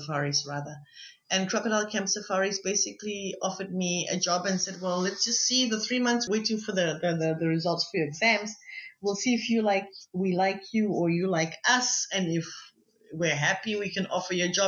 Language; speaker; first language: English; non-native, local second language; Tswana